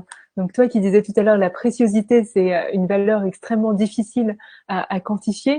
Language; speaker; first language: French; native; French